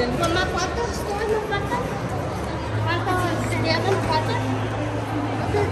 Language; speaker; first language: Spanish; early bilingual, heritage; Spanish